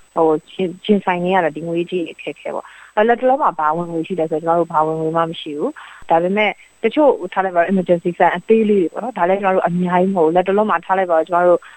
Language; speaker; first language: Burmese; native; Burmese